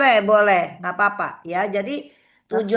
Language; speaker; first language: Indonesian; native; Indonesian